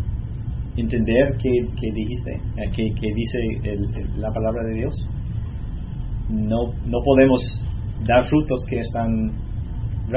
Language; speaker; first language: Spanish; non-native, learner; English